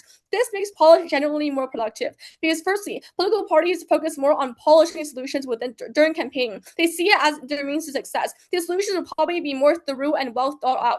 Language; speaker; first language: English; non-native, fluent; Chinese